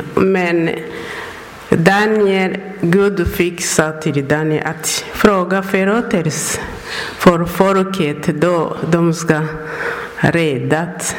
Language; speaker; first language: Swedish; non-native, learner; Persian